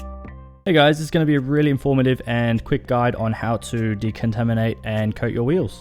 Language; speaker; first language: English; native; English